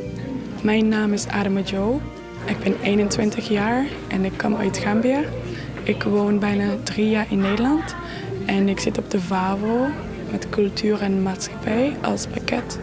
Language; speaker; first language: Dutch; non-native, fluent; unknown